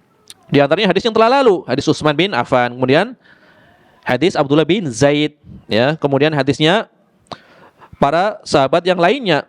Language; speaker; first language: Indonesian; native; Indonesian